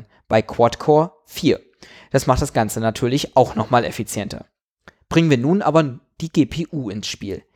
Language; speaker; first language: German; native; German